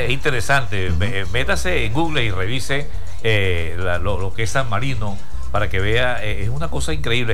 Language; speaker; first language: Spanish; native; Spanish